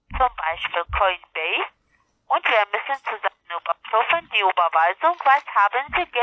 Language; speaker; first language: German; non-native, learner; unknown